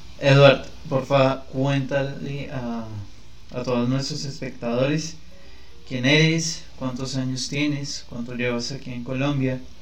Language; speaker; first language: Spanish; native; Spanish